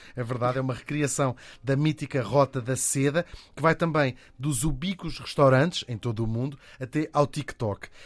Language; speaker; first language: Portuguese; native; Portuguese